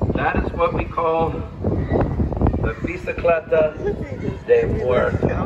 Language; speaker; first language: English; native; English